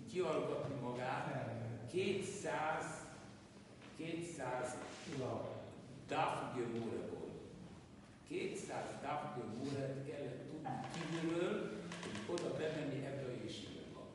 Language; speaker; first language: Hungarian; non-native, local second language; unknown